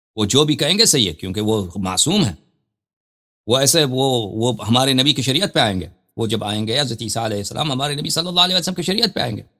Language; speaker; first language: Urdu; non-native, fluent; Persian